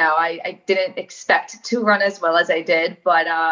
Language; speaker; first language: English; native; English